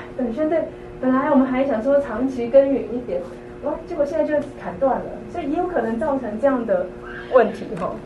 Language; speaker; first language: Chinese; native; Chinese